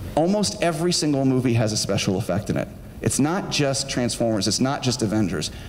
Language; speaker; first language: English; native; English